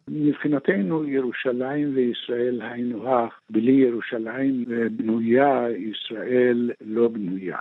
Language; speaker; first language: Hebrew; non-native, fluent; Persian